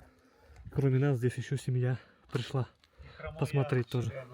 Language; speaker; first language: Russian; native; Russian